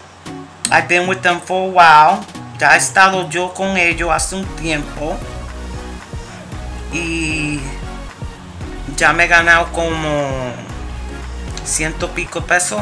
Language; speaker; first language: Spanish; early bilingual, heritage; Spanish